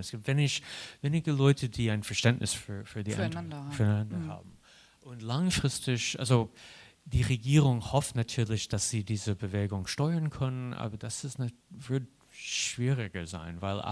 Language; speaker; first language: German; non-native, fluent; English